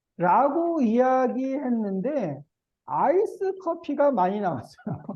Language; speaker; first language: Korean; native; Korean